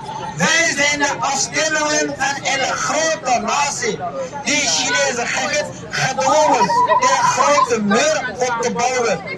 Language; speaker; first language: Dutch; non-native, learner; Uyghur